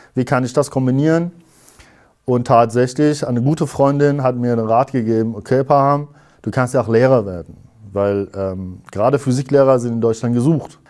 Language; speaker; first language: German; non-native, fluent; Persian